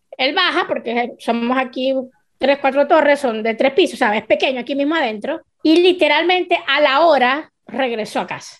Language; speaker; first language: Spanish; native; Spanish